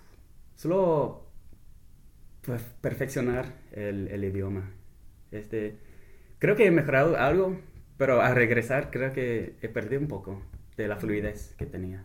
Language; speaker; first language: Spanish; non-native, fluent; English